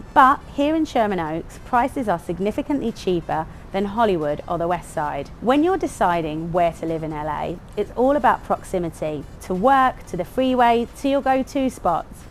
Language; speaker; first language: English; native; English